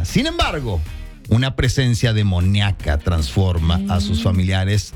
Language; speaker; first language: Spanish; native; Spanish